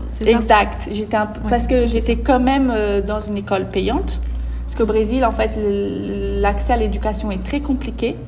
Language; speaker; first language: French; early bilingual, other home language; Portuguese